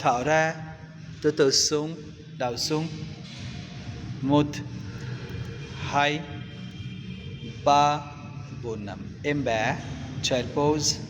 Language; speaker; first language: Vietnamese; non-native, fluent; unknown